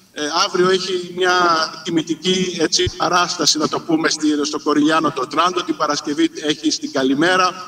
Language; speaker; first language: Greek; native; Greek